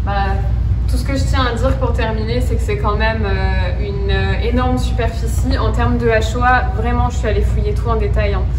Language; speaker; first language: French; native; French